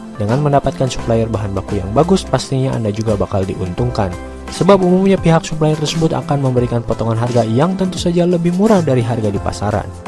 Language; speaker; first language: Indonesian; native; Indonesian